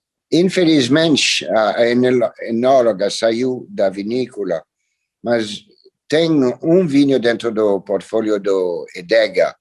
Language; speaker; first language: Portuguese; non-native, fluent; French